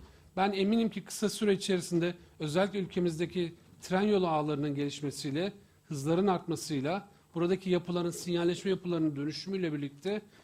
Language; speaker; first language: Turkish; native; Turkish